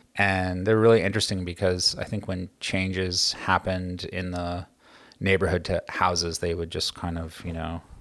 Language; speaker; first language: English; native; English